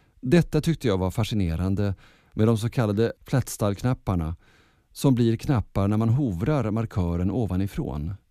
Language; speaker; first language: Swedish; early bilingual, other home language; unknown